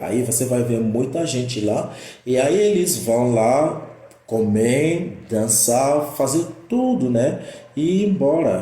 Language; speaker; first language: Portuguese; non-native, fluent; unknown